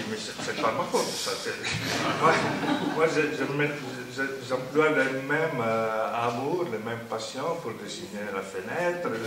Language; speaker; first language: French; non-native, fluent; Italian